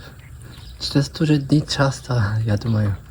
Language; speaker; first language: Russian; non-native, learner; Korean